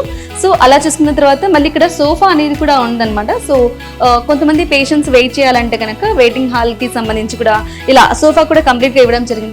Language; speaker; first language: Telugu; native; Telugu